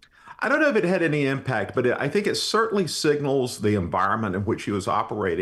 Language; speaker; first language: English; native; English